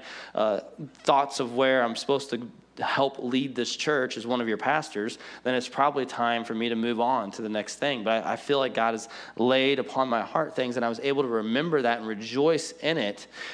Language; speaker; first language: English; native; English